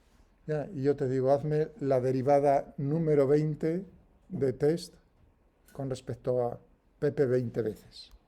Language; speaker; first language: Spanish; native; Spanish